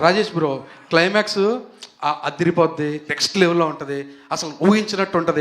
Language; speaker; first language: Telugu; native; Telugu